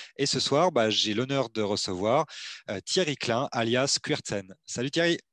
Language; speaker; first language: French; native; French